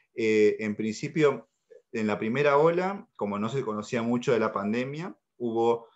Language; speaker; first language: Spanish; native; Spanish